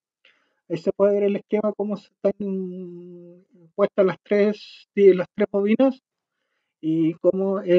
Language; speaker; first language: Spanish; native; Spanish